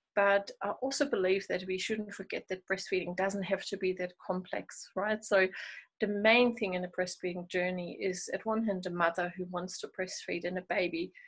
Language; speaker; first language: English; non-native, fluent; German